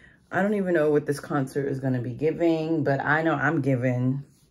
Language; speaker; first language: English; native; English